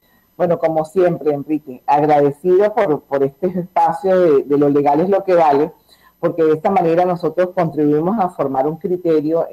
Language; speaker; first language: Spanish; native; Spanish